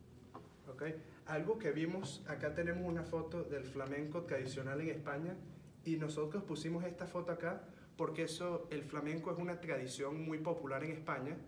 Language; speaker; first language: Spanish; early bilingual, heritage; Spanish